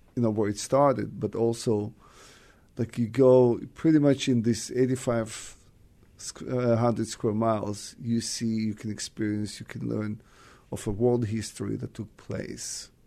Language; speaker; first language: English; non-native, fluent; Russian